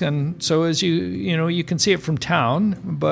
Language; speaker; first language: English; native; English